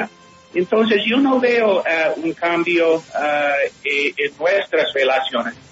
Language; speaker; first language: Spanish; non-native, fluent; English